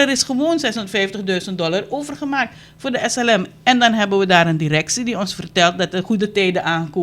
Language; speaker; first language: Dutch; native; Dutch